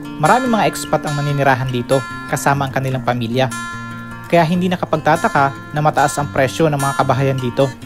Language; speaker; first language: Filipino; non-native, local second language; Bikol